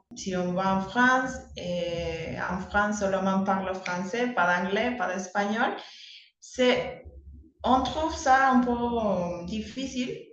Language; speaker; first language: French; non-native, learner; Spanish